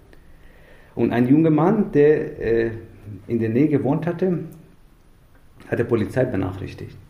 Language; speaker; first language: German; non-native, fluent; Persian